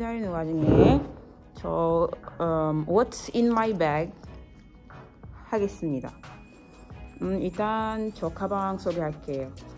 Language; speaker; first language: Korean; non-native, fluent; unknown